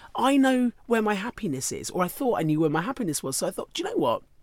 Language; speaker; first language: English; native; English